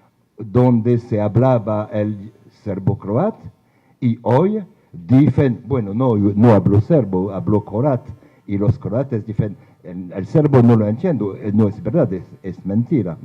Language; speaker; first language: Spanish; non-native, fluent; French